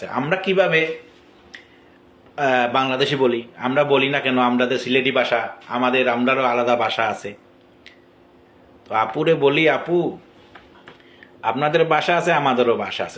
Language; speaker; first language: Bangla; non-native, local second language; Sylheti